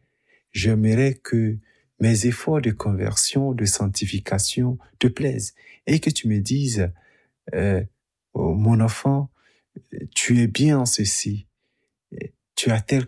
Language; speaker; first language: French; native; French